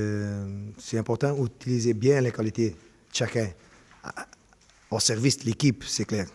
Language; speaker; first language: French; non-native, fluent; Portuguese